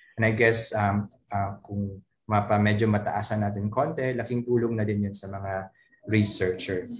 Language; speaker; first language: Filipino; native; Filipino